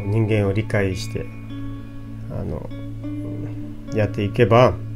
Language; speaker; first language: Japanese; non-native, fluent; Portuguese